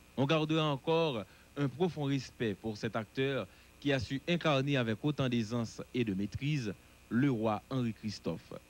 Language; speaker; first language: French; non-native, local second language; Haitian Creole